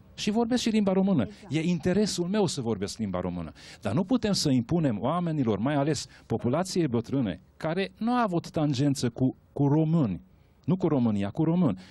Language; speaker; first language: Romanian; non-native, local second language; Hungarian